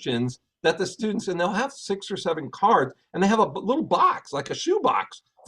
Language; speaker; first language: English; native; English